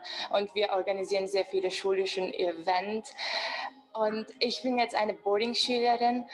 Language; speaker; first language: German; non-native, fluent; Turkish